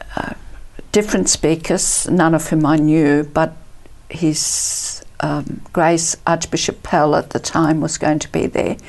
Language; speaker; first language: English; early bilingual, other home language; Italian